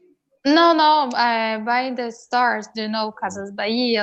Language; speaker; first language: English; non-native, learner; Portuguese